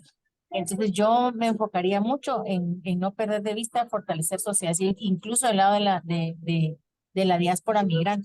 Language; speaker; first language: Spanish; native; Spanish